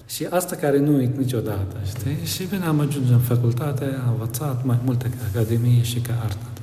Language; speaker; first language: Romanian; non-native, fluent; Arabic